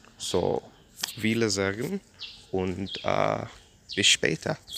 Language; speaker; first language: German; non-native, learner; English